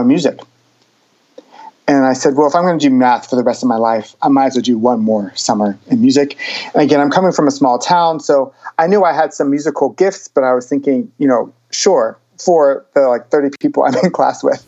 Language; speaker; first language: English; native; English